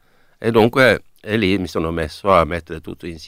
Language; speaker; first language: Italian; non-native, fluent; Swedish